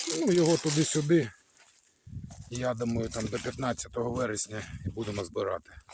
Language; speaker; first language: Ukrainian; native; Ukrainian